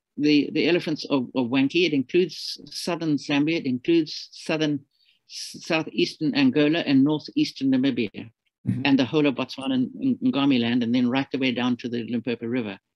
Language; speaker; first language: English; native; English